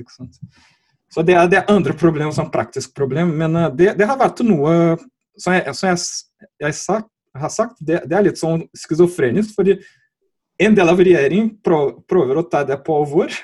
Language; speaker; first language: Norwegian; non-native, fluent; Portuguese